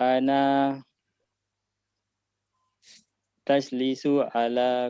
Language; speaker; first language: Arabic; non-native, learner; Malay